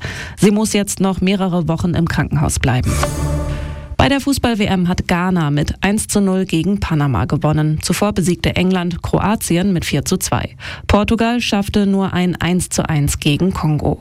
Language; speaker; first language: German; native; German